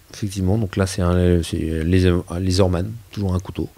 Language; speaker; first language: French; native; French